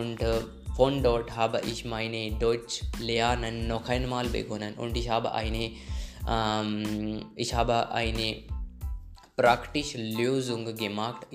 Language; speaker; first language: German; non-native, learner; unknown